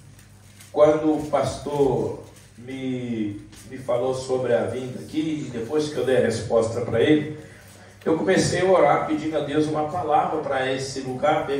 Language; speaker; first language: Portuguese; native; Portuguese